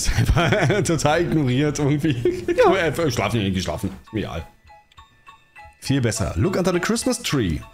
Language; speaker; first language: German; native; German